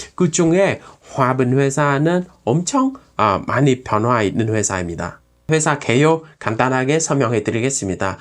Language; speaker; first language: Korean; non-native, fluent; Vietnamese